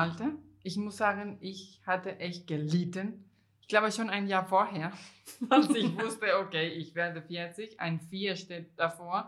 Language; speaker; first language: German; non-native, fluent; Spanish